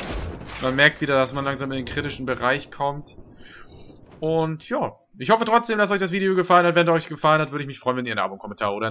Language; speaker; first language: German; native; German